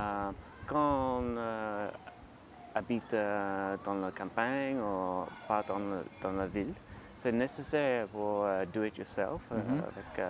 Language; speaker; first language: French; non-native, learner; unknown